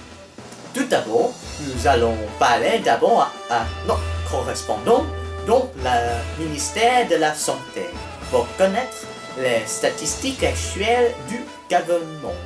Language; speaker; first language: French; non-native, learner; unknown